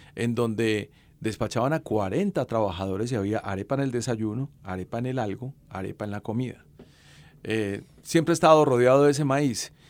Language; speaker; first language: Spanish; native; Spanish